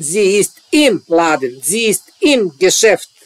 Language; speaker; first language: German; non-native, learner; Serbian